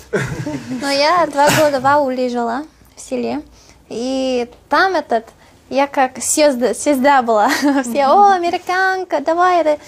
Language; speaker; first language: Russian; non-native, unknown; English